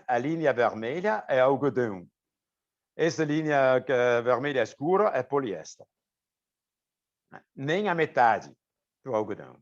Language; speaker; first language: Portuguese; non-native, fluent; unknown